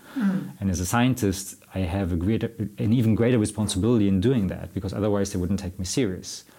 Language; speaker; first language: English; non-native, fluent; German